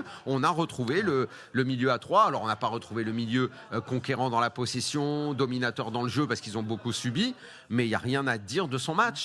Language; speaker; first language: French; native; French